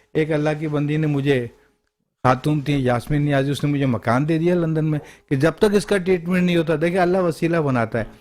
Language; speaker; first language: Urdu; native; Urdu